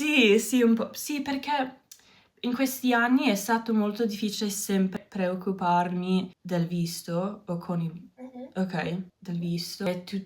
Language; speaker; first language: Italian; non-native, learner; English